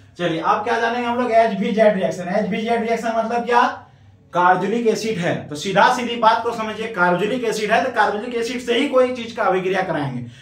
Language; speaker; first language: Hindi; native; Hindi